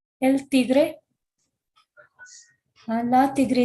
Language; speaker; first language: Spanish; non-native, learner; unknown